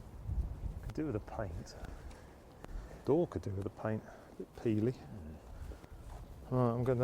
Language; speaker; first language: English; native; English